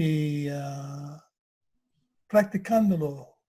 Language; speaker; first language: Spanish; non-native, fluent; English